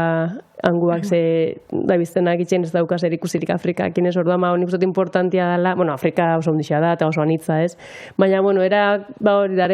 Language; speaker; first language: Basque; native; Basque